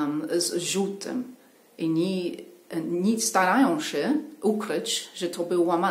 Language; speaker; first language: Polish; non-native, learner; English